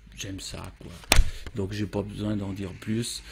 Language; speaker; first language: French; native; French